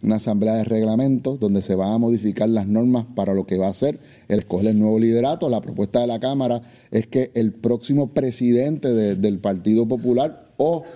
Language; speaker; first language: Spanish; native; Spanish